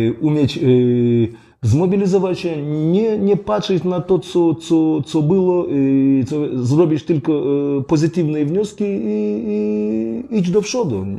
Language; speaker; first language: Polish; non-native, fluent; Russian